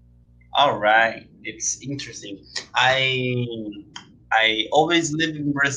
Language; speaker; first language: English; non-native, learner; Portuguese